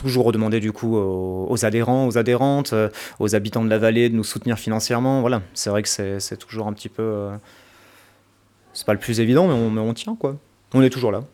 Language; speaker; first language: French; native; French